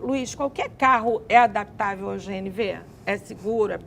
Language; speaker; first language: Portuguese; native; Portuguese